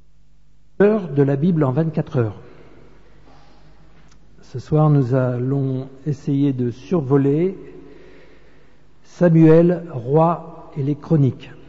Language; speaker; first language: French; native; French